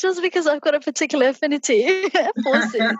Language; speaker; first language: English; early bilingual, other home language; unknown